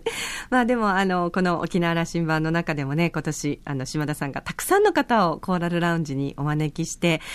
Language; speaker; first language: Japanese; native; Japanese